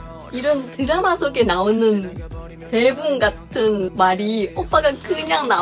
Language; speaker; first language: Korean; non-native, fluent; Chinese